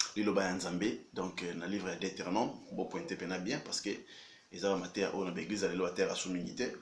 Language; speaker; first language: French; non-native, local second language; Lingala